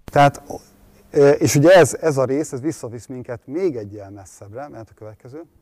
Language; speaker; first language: Hungarian; native; Hungarian